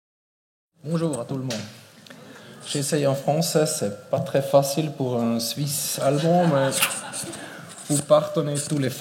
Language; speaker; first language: French; non-native, fluent; German